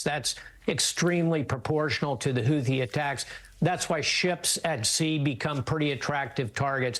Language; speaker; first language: English; native; English